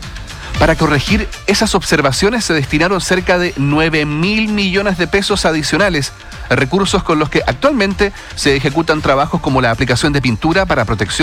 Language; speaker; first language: Spanish; native; Spanish